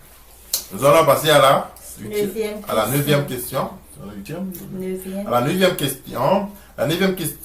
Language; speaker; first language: French; non-native, local second language; Haitian Creole